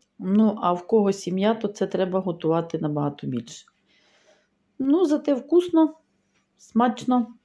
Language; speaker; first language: Ukrainian; non-native, local second language; Russian